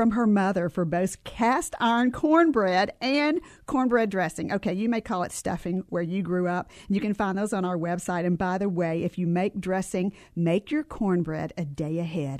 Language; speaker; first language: English; native; English